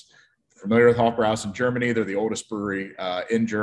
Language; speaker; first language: English; native; English